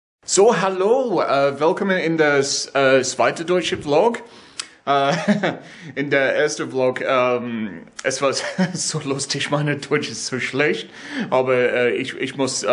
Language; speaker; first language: German; non-native, learner; English